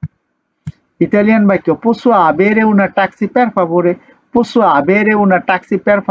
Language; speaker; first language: Italian; non-native, learner; Bangla